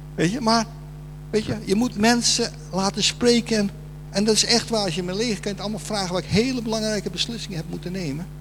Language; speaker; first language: Dutch; non-native, fluent; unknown